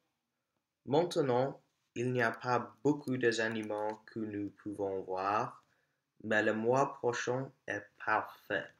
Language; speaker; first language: French; non-native, learner; English